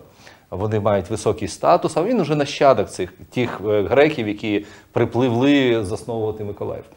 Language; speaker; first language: Ukrainian; non-native, local second language; Russian